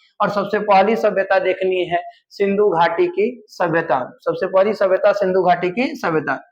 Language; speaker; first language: Hindi; native; Hindi